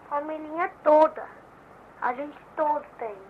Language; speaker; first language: Portuguese; early bilingual, heritage; Portuguese